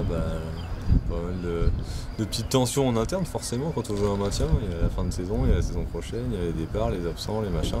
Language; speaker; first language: French; native; French